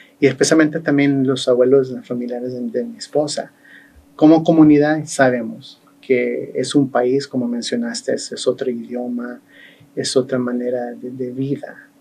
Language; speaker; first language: Spanish; early bilingual, heritage; Spanish